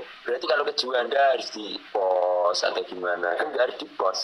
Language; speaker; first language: Indonesian; native; Indonesian